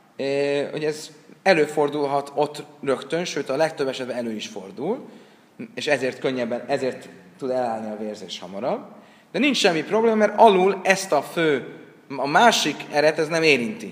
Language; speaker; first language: Hungarian; native; Hungarian